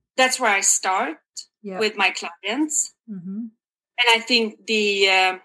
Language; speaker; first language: English; non-native, fluent; Swedish